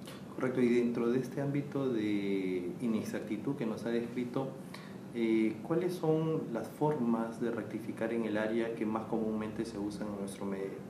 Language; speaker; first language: Spanish; native; Spanish